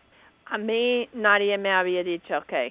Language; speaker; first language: Spanish; non-native, learner; English